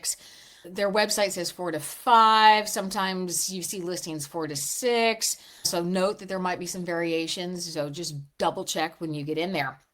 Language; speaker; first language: English; native; English